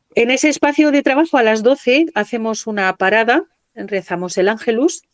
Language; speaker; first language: Spanish; native; Spanish